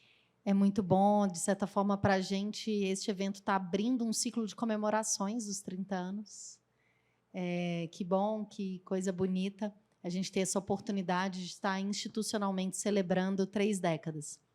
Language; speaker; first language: Portuguese; native; Portuguese